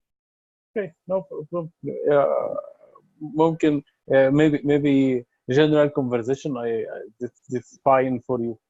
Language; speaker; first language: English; non-native, learner; Arabic